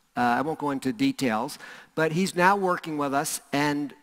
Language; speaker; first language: English; native; English